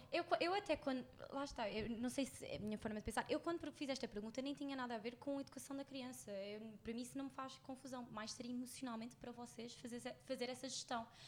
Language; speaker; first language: Portuguese; native; Portuguese